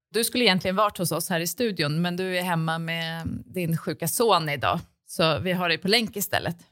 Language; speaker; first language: Swedish; native; Swedish